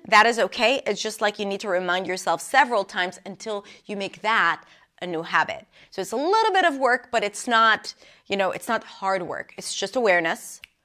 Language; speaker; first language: English; non-native, fluent; Hebrew